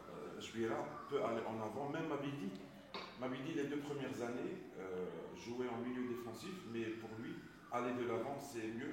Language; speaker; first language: French; non-native, local second language; Arabic